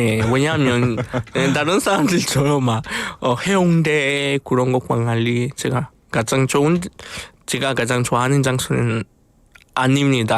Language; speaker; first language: Korean; non-native, fluent; Spanish